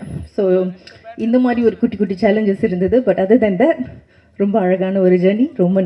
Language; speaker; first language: Tamil; native; Tamil